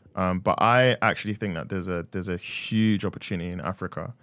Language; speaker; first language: English; native; English